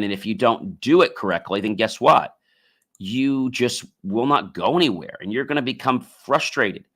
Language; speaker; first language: English; native; English